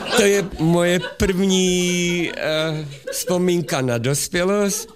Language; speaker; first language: Czech; non-native, local second language; Hungarian